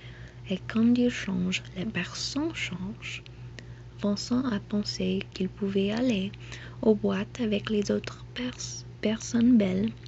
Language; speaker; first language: French; non-native, learner; English